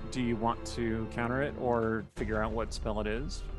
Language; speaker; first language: English; native; English